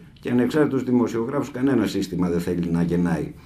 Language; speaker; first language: Greek; native; Greek